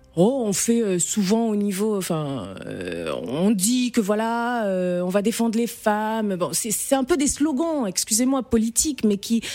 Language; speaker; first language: French; non-native, local second language; Arabic